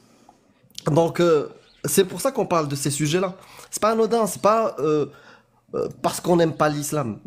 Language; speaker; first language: French; native; French